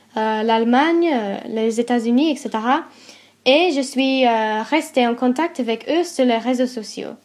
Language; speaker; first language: French; non-native, fluent; English